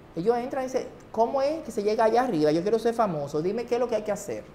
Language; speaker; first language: Spanish; native; Spanish